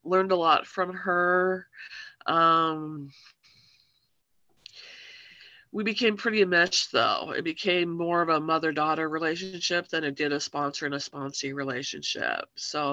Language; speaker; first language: English; native; English